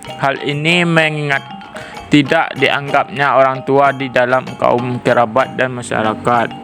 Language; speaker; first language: Malay; non-native, local second language; Minangkabau